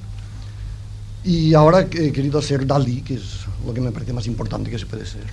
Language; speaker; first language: Spanish; non-native, local second language; Catalan